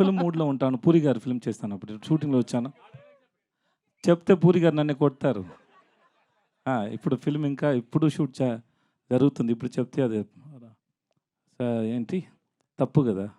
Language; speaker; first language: Telugu; non-native, learner; Tamil